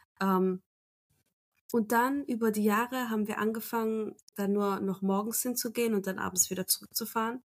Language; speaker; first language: German; early bilingual, other home language; Turkish